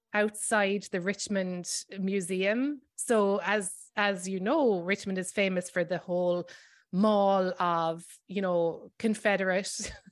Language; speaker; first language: English; native; English